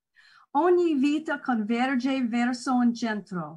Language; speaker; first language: Italian; non-native, learner; English